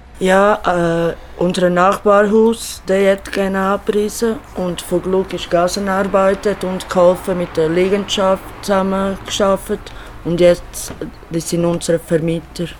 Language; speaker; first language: German; non-native, fluent; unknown